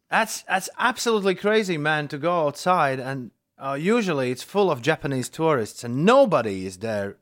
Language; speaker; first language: English; non-native, fluent; Latvian